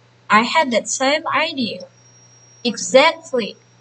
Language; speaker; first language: English; non-native, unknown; Indonesian